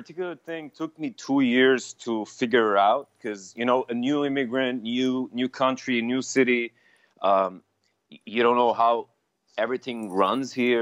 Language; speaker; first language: English; non-native, fluent; Armenian